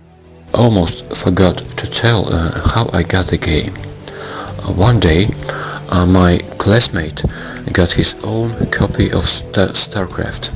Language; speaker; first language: English; non-native, fluent; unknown